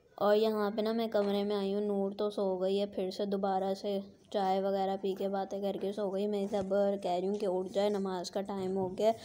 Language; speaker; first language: Urdu; non-native, local second language; Punjabi